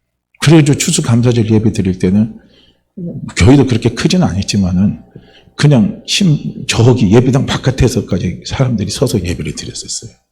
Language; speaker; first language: Korean; native; Korean